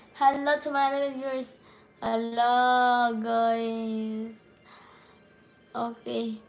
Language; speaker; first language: English; non-native, local second language; Cebuano